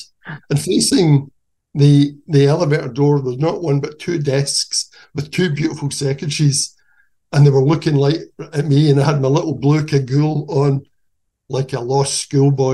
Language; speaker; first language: English; native; English